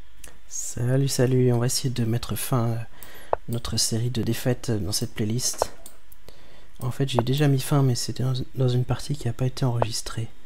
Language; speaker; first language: French; native; French